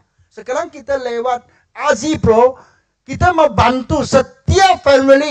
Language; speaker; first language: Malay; non-native, local second language; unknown